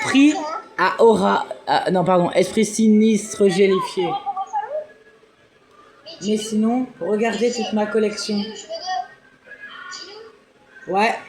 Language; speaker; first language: French; native; French